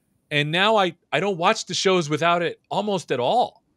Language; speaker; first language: English; native; English